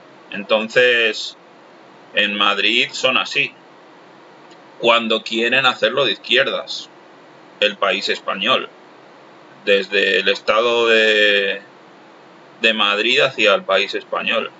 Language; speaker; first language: Spanish; non-native, local second language; Catalan